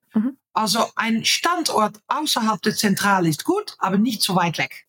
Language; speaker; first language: German; non-native, fluent; Dutch